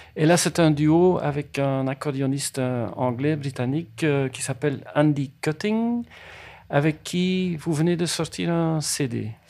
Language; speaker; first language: French; native; French